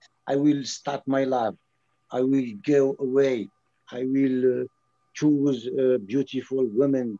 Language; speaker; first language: English; non-native, learner; French